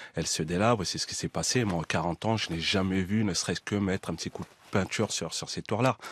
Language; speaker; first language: French; native; French